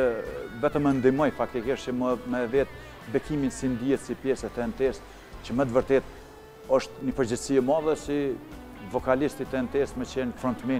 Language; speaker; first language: Albanian; native; Albanian